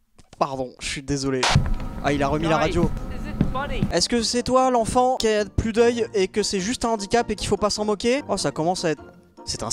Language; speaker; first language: French; native; French